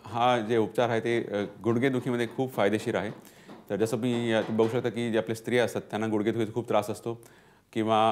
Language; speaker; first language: Marathi; non-native, local second language; Punjabi